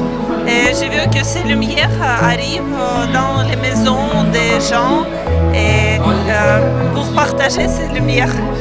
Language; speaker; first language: French; non-native, learner; Ukrainian